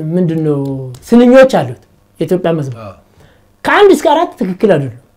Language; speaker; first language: Amharic; non-native, local second language; Oromo